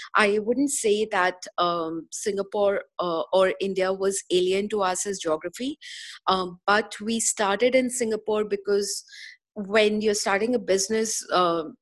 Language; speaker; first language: English; non-native, local second language; Hindi